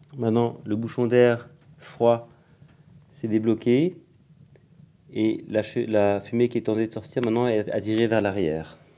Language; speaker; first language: French; native; French